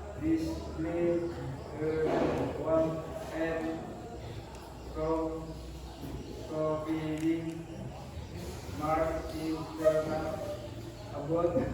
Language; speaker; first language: English; non-native, learner; Indonesian